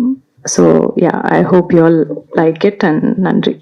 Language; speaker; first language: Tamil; non-native, local second language; Malayalam